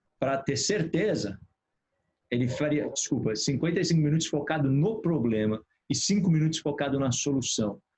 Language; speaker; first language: Portuguese; native; Portuguese